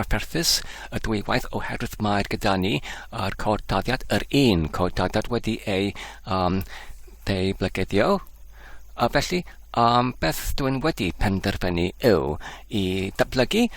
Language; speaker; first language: Welsh; non-native, fluent; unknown